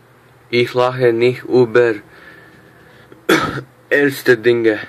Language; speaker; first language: German; non-native, learner; English